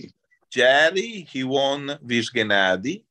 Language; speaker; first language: English; non-native, learner; Italian